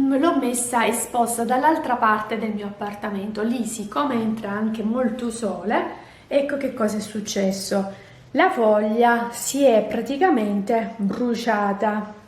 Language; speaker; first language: Italian; native; Italian